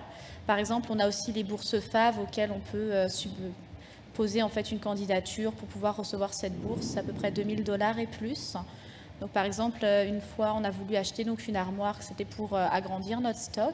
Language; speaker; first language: French; native; French